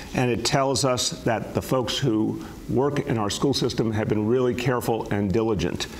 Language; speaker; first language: English; native; English